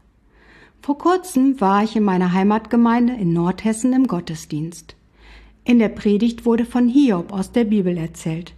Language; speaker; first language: German; native; German